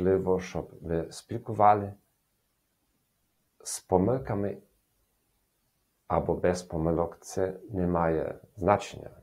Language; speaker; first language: Ukrainian; non-native, learner; German